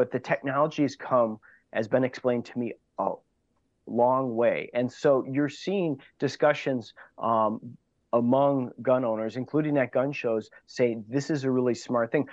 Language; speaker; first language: English; native; English